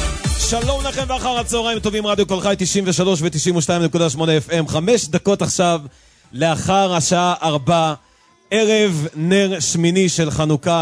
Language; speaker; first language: Hebrew; native; Hebrew